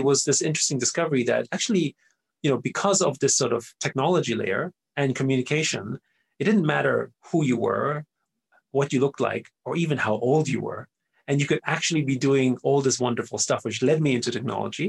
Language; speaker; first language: English; non-native, fluent; German